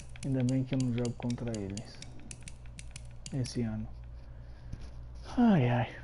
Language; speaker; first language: Portuguese; early bilingual, heritage; Portuguese